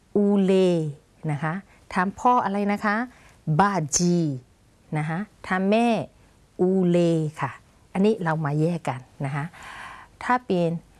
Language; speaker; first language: Thai; non-native, fluent; Burmese